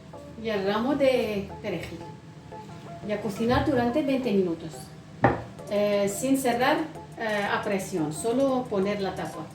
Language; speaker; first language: Spanish; non-native, fluent; Arabic